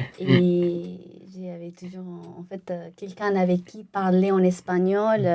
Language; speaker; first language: French; non-native, fluent; Spanish